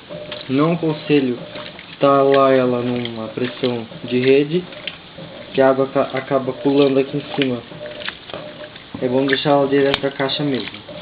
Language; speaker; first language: Portuguese; native; Portuguese